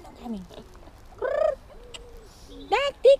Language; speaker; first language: English; non-native, learner; Indonesian